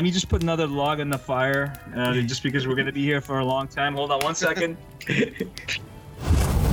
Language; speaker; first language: English; early bilingual, other home language; Arabic